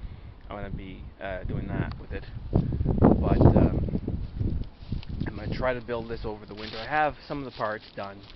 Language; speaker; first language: English; native; English